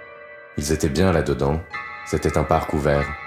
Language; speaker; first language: French; native; French